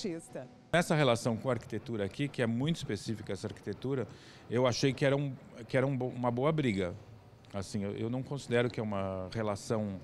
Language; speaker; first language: Portuguese; native; Portuguese